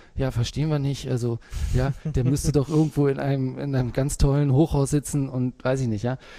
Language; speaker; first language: German; native; German